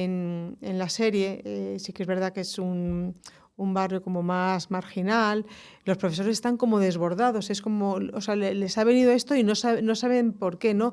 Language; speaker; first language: Spanish; native; Spanish